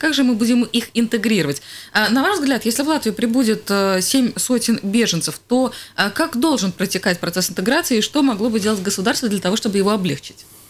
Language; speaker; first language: Russian; native; Russian